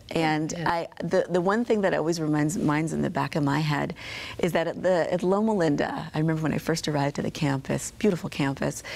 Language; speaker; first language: English; native; English